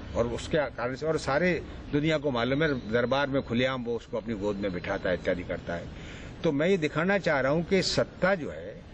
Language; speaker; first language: Hindi; native; Hindi